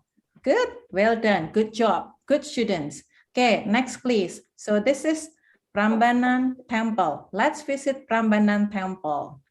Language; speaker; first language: English; non-native, fluent; Indonesian